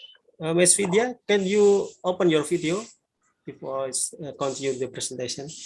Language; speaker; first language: English; non-native, learner; Indonesian